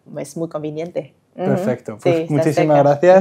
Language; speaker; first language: Spanish; non-native, learner; Vietnamese